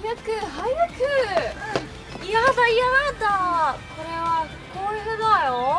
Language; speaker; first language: Japanese; non-native, learner; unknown